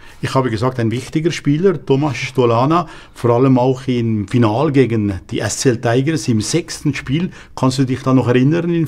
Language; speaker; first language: German; native; German